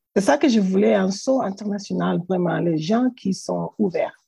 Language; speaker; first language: French; non-native, learner; English